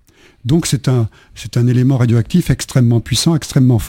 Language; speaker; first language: French; native; French